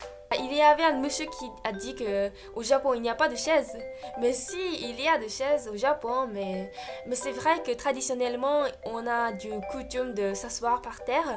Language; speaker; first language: French; non-native, fluent; Japanese